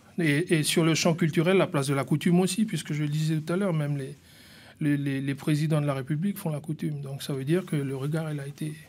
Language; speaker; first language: French; native; French